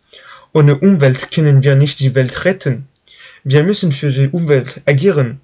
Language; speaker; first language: German; non-native, learner; French